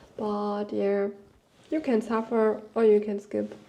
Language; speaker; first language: English; non-native, fluent; German